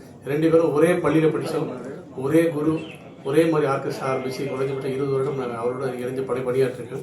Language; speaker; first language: Tamil; native; Tamil